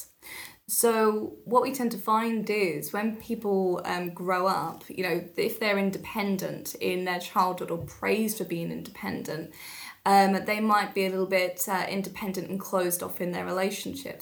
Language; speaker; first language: English; native; English